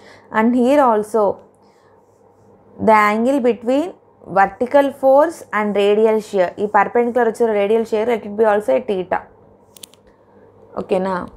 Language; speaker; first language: English; non-native, local second language; Telugu